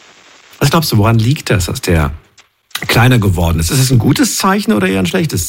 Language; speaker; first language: German; native; German